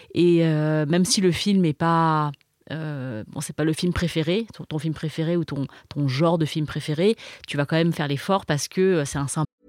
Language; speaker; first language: French; native; French